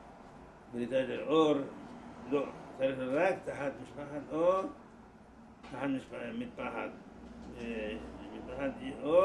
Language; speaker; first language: Hebrew; non-native, fluent; Persian